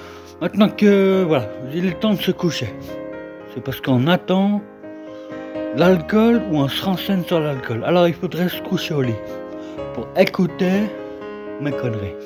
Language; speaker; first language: French; native; French